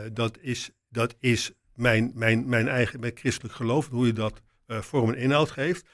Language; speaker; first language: Dutch; native; Dutch